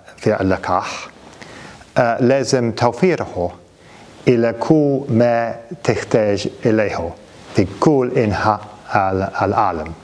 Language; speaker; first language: Arabic; non-native, fluent; English